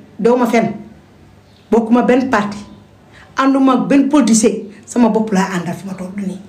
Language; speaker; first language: Wolof; non-native, local second language; Fula